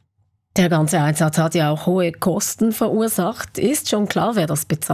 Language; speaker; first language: German; native; German